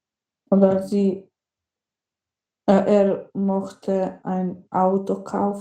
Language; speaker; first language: German; non-native, learner; Macedonian